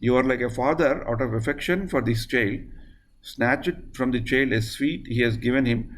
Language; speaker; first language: English; non-native, local second language; Telugu